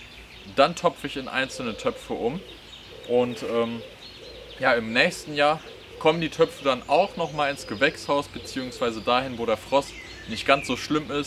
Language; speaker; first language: German; native; German